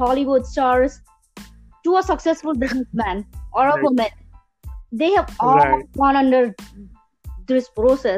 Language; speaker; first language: English; non-native, local second language; Gujarati